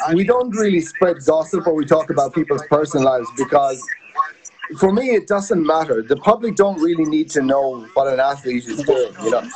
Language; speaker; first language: English; native; English